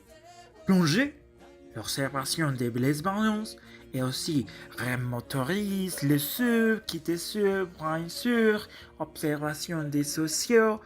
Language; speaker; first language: French; non-native, learner; Spanish